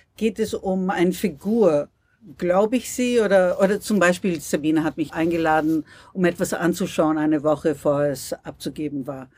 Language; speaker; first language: German; non-native, fluent; English